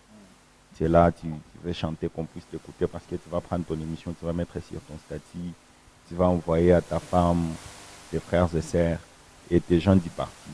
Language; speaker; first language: French; non-native, local second language; Lingala